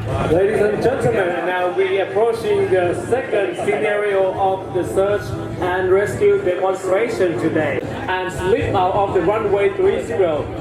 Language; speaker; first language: English; non-native, learner; Thai